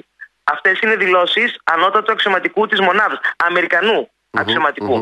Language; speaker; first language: Greek; native; Greek